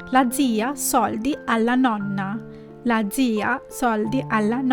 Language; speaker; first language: Italian; non-native, fluent; Sinhala